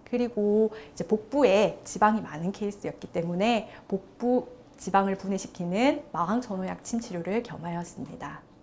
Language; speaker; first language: Korean; native; Korean